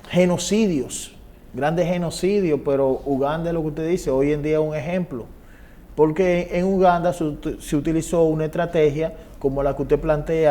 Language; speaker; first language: Spanish; native; Spanish